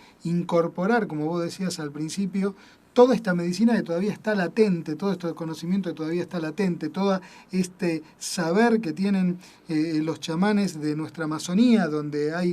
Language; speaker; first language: Spanish; native; Spanish